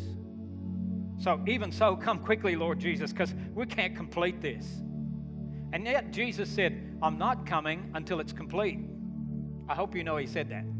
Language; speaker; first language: English; native; English